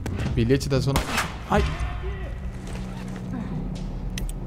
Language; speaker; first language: Portuguese; native; Portuguese